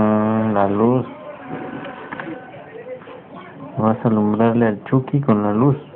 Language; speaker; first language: Spanish; native; Spanish